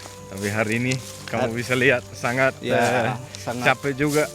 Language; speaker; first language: Indonesian; non-native, learner; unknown